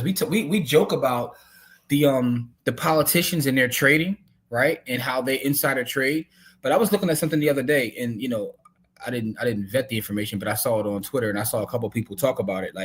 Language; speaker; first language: English; native; English